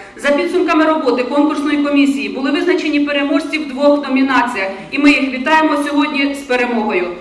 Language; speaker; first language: Ukrainian; native; Ukrainian